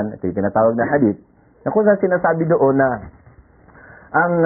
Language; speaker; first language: Filipino; native; Filipino